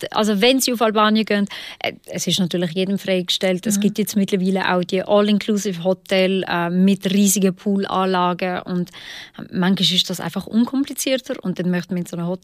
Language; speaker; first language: German; early bilingual, other home language; Albanian